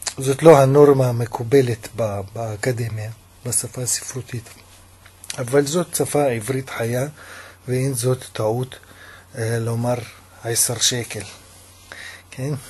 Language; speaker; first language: Hebrew; non-native, fluent; Russian